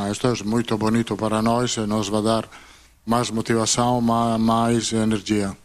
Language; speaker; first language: Portuguese; non-native, fluent; Italian